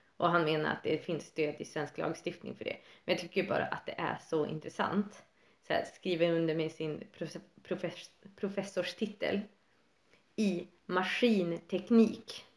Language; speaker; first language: Swedish; native; Swedish